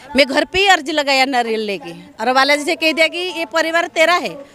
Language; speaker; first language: Hindi; non-native, local second language; Odia